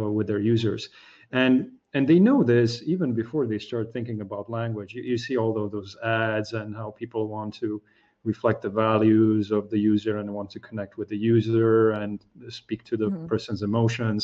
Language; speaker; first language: English; non-native, fluent; Slovak